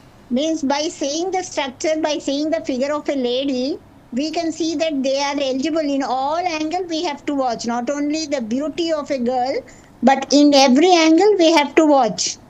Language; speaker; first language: English; non-native, local second language; Telugu